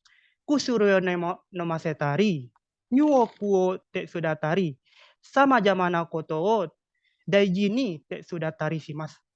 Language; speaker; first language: Japanese; non-native, learner; Indonesian